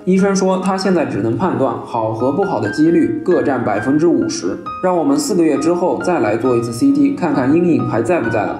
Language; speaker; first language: Chinese; native; Chinese